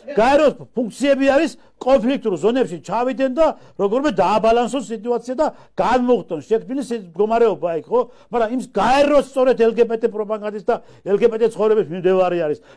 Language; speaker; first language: Georgian; native; Georgian